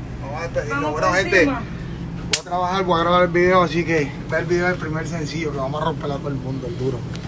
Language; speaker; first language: Spanish; native; Spanish